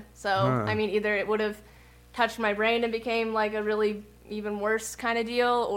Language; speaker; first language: English; native; English